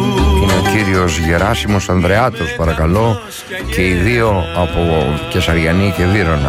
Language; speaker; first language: Greek; native; Greek